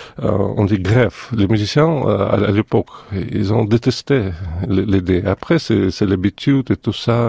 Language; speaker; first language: French; non-native, fluent; Russian